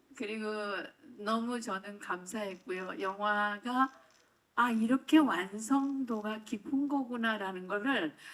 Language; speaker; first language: Korean; native; Korean